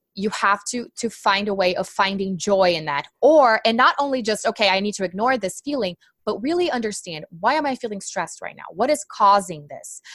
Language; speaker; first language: English; non-native, fluent; Portuguese